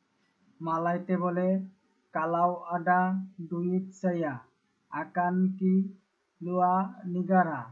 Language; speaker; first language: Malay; non-native, learner; Bangla